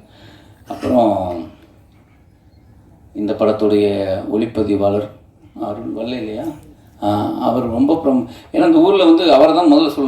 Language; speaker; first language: Tamil; native; Tamil